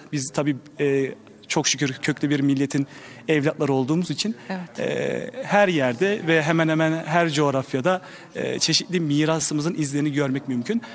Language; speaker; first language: Turkish; native; Turkish